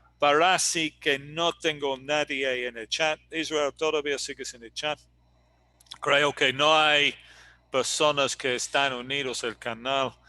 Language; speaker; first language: Spanish; non-native, fluent; English